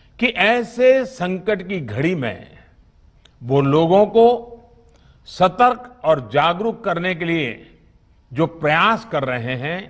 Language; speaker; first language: Hindi; non-native, local second language; Gujarati